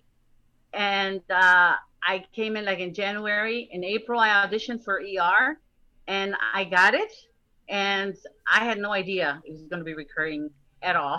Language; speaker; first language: English; early bilingual, other home language; Spanish